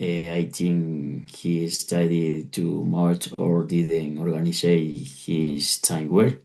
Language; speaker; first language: English; non-native, learner; Spanish